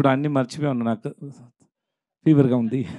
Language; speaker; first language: Telugu; non-native, learner; Tamil